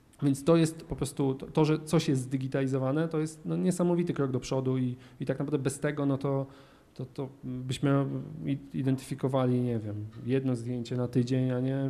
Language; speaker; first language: Polish; native; Polish